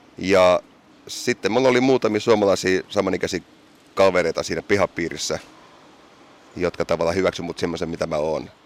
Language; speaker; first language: Finnish; early bilingual, heritage; Finnish